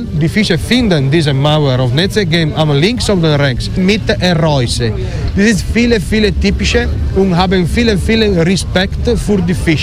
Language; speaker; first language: German; non-native, learner; Italian